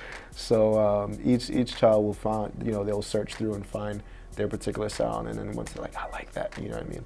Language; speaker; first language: English; native; English